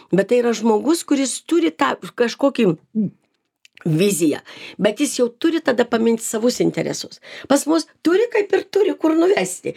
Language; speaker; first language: Lithuanian; native; Lithuanian